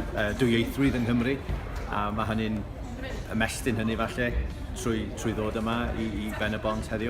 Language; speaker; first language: Welsh; native; Welsh